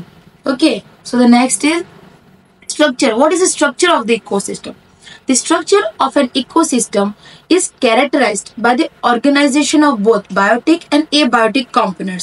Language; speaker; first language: English; non-native, local second language; Hindi